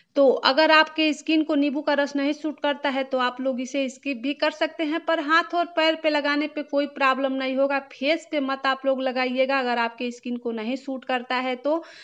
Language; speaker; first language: Hindi; native; Hindi